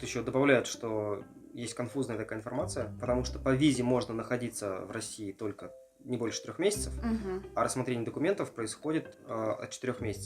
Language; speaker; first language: Russian; native; Russian